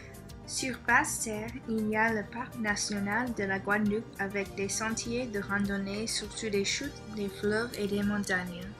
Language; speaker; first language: French; non-native, learner; English